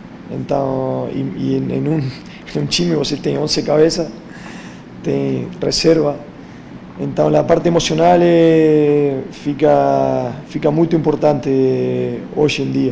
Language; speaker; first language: Portuguese; non-native, fluent; Spanish